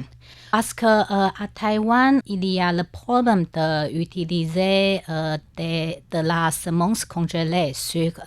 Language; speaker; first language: French; non-native, learner; Chinese